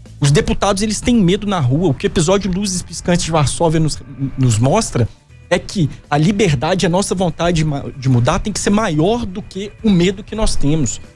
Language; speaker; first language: Portuguese; native; Portuguese